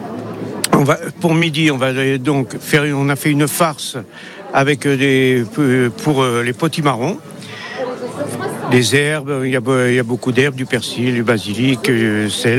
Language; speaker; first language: French; native; French